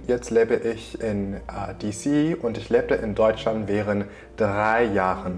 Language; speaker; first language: German; non-native, fluent; English